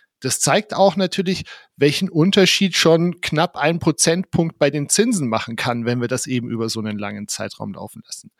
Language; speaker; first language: German; native; German